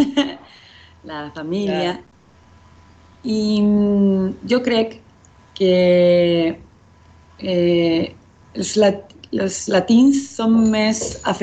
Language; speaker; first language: Catalan; non-native, learner; Spanish